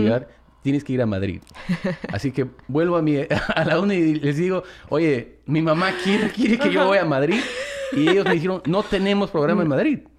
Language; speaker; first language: Spanish; early bilingual, heritage; English